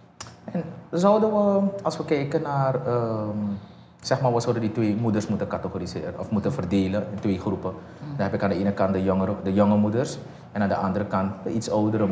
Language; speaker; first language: Dutch; native; Dutch